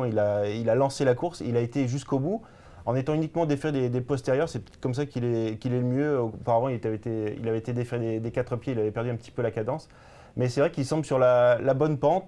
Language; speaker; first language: French; native; French